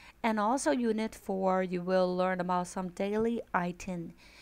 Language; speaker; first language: English; non-native, fluent; Chinese